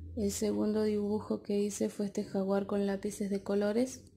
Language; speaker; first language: Spanish; native; Spanish